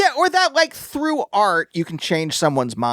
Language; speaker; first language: English; native; English